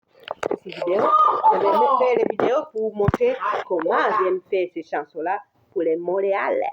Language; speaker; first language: French; non-native, fluent; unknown